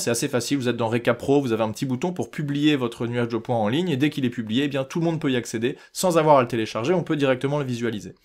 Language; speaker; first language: French; native; French